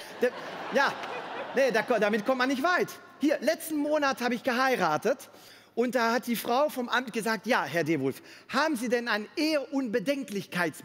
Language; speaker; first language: German; non-native, fluent; Dutch